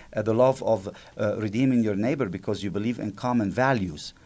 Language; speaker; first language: English; non-native, fluent; Arabic